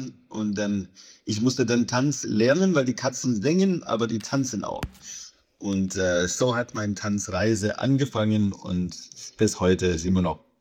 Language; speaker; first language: German; non-native, fluent; English